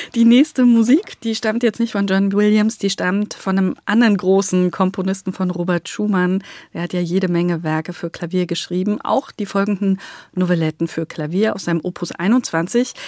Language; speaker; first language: German; native; German